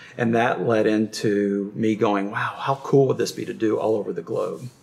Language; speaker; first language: English; native; English